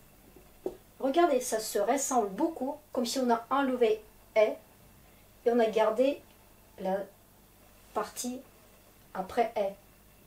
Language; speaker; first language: French; non-native, fluent; Russian